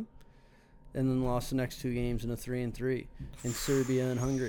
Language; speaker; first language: English; native; English